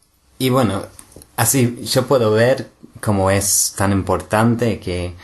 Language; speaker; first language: Spanish; non-native, fluent; English